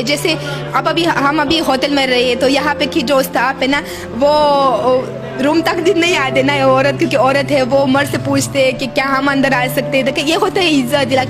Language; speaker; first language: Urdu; non-native, learner; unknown